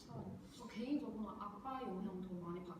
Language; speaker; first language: Korean; non-native, learner; Chinese